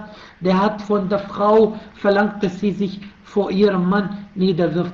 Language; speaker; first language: German; non-native, fluent; Arabic